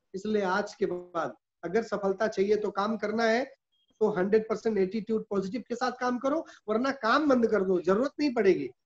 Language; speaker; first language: Hindi; native; Hindi